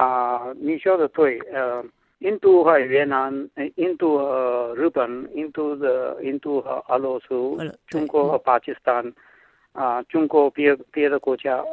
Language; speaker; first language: Chinese; non-native, fluent; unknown